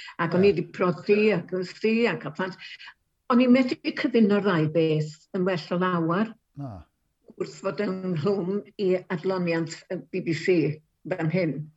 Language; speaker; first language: Welsh; native; Welsh